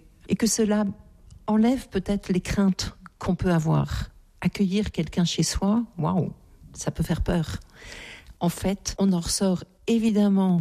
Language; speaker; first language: French; native; French